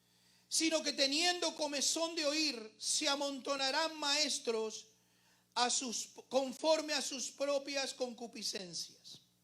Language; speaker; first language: Spanish; native; Spanish